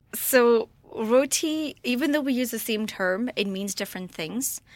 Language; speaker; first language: English; non-native, fluent; Morisyen